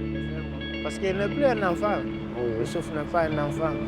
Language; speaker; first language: French; non-native, local second language; Fula